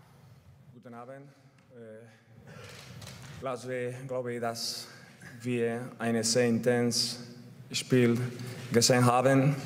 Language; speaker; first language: German; non-native, learner; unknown